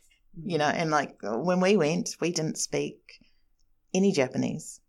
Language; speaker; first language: English; native; English